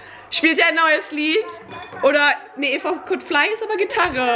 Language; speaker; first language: German; early bilingual, heritage; German